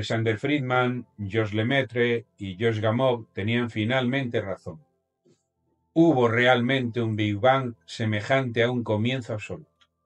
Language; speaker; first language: Spanish; native; Spanish